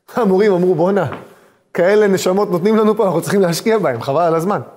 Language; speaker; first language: Hebrew; native; Hebrew